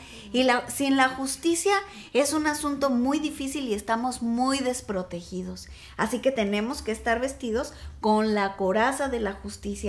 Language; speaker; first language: Spanish; native; Spanish